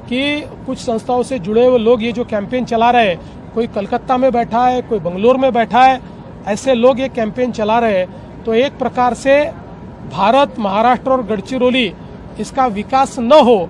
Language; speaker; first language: Hindi; non-native, local second language; Marathi